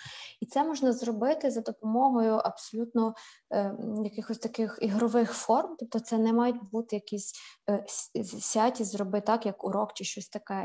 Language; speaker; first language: Ukrainian; native; Ukrainian